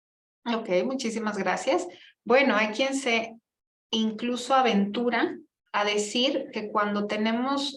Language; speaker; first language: Spanish; native; Spanish